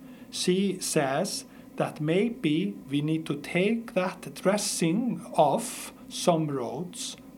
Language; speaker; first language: English; non-native, fluent; Icelandic